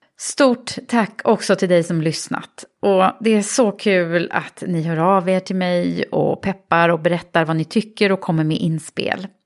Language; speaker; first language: Swedish; native; Swedish